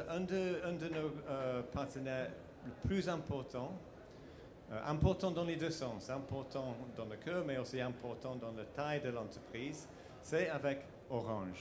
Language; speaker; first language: French; non-native, fluent; English